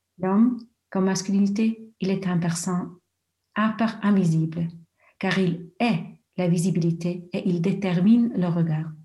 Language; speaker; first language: French; non-native, local second language; German